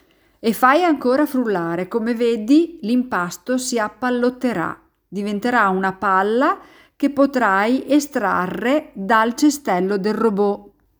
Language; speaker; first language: Italian; native; Italian